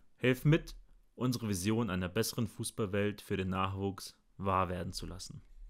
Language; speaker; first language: German; early bilingual, other home language; Bosnian